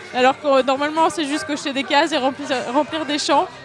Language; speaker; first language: French; native; French